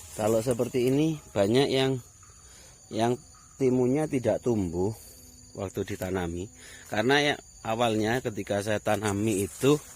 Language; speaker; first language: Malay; non-native, local second language; Javanese